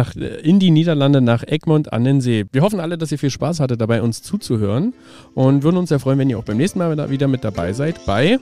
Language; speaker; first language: German; native; German